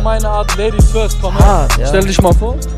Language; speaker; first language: German; native; German